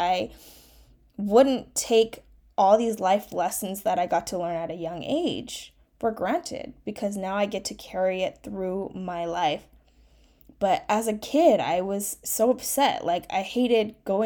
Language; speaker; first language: English; early bilingual, other home language; Chinese